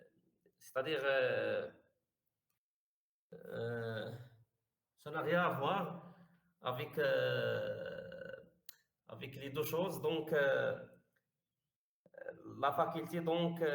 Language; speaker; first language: French; non-native, learner; Arabic